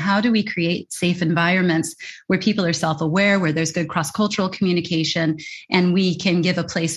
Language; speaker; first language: English; native; English